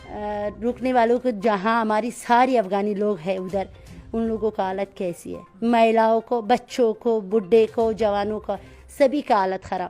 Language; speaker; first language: Hindi; non-native, fluent; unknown